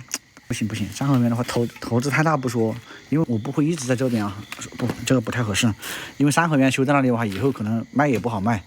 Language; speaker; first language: Chinese; native; Chinese